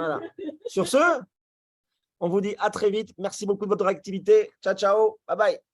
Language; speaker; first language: French; native; French